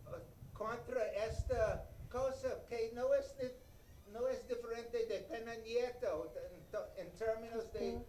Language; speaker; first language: Spanish; non-native, learner; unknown